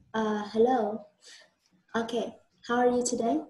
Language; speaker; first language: English; non-native, learner; Vietnamese